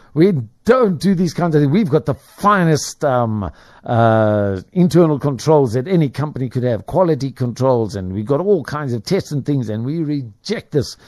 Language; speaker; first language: English; native; English